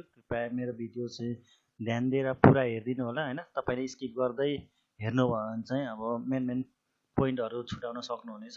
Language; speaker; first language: Nepali; native; Nepali